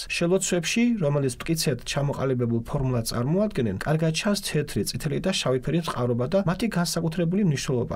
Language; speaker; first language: Georgian; non-native, local second language; Mingrelian